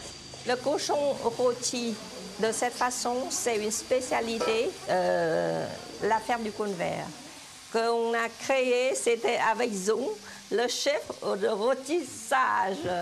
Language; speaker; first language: French; non-native, fluent; Vietnamese